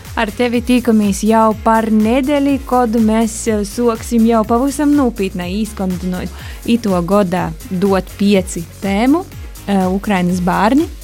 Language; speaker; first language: Latvian; native; Latvian